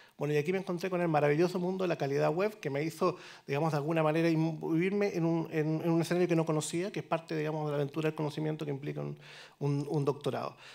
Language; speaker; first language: Spanish; native; Spanish